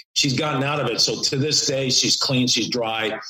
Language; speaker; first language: English; native; English